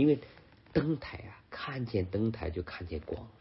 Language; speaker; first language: Chinese; native; Chinese